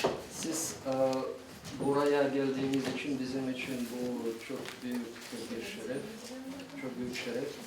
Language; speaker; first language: Turkish; non-native, fluent; Chuvash